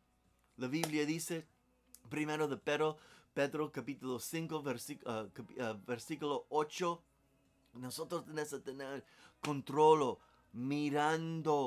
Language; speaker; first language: Spanish; non-native, learner; English